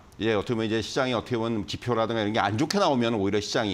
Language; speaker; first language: Korean; native; Korean